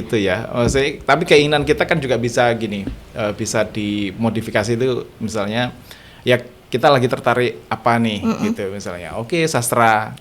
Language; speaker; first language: Indonesian; native; Indonesian